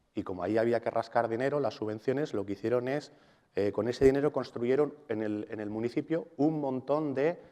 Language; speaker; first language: Spanish; non-native, local second language; Catalan